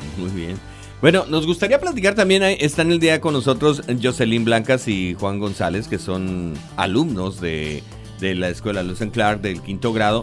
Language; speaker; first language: Spanish; native; Spanish